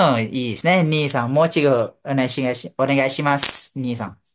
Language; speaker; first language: Japanese; non-native, fluent; Malay